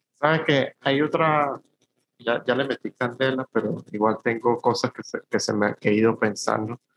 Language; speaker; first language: Spanish; native; Spanish